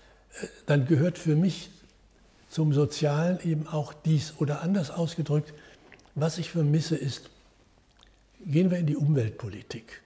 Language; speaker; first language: German; native; German